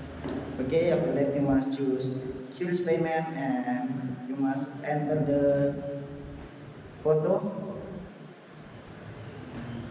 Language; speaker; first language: English; non-native, learner; Indonesian